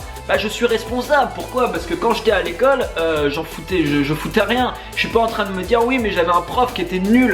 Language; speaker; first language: French; native; French